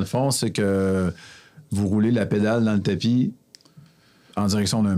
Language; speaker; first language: French; native; French